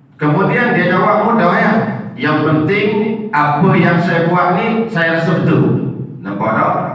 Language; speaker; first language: Malay; non-native, local second language; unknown